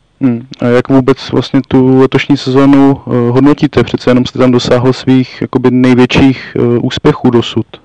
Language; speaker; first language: Czech; native; Czech